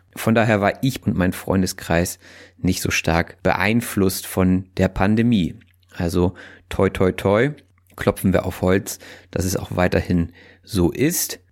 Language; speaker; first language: German; native; German